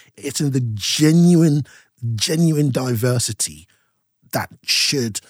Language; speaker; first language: English; non-native, local second language; Yoruba